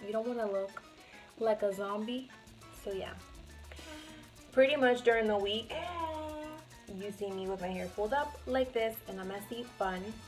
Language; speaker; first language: English; early bilingual, other home language; Spanish